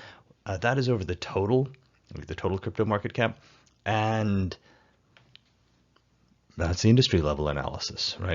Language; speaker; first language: English; native; English